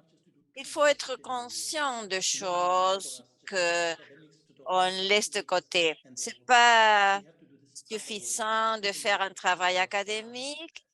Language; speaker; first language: French; non-native, fluent; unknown